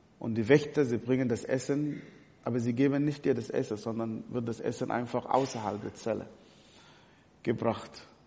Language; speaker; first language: German; non-native, fluent; Arabic